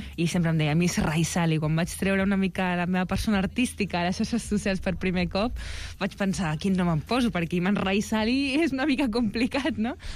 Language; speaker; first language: Catalan; early bilingual, other home language; Arabic